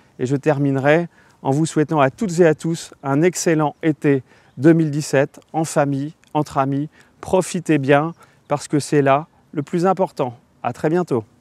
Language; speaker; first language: French; native; French